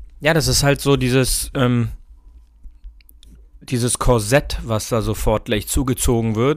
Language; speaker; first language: German; native; German